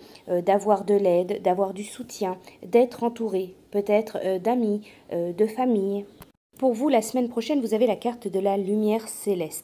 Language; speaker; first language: French; native; French